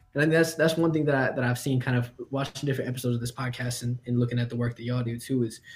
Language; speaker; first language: English; native; English